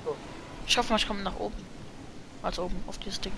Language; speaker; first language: German; native; German